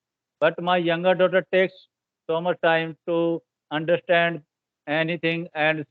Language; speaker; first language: English; non-native, learner; Hindi